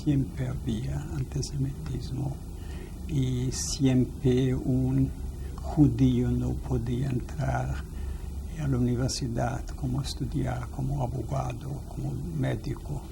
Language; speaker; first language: Spanish; non-native, fluent; Yiddish